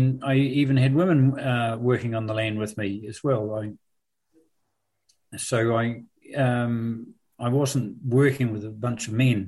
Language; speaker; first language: English; native; English